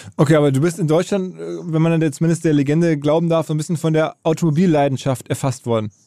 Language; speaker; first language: German; native; German